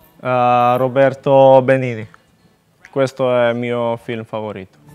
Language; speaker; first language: Italian; non-native, learner; Macedonian